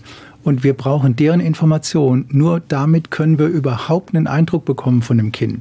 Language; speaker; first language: German; native; German